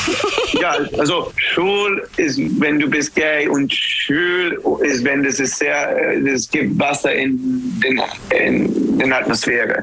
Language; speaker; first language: German; non-native, learner; English